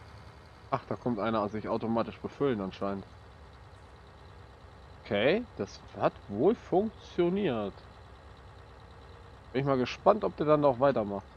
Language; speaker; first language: German; native; German